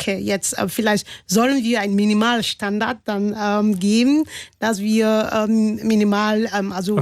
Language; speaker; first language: German; non-native, fluent; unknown